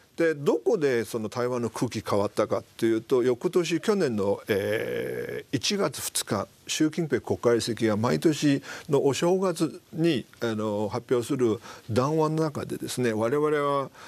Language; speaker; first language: Japanese; non-native, fluent; Chinese